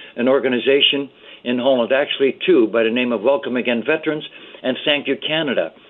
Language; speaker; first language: English; early bilingual, other home language; Dutch